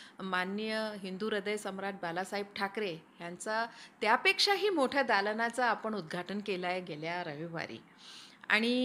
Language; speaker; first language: Marathi; non-native, local second language; Hindi